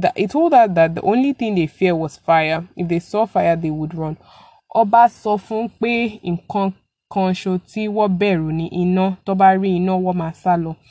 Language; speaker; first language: English; non-native, local second language; Yoruba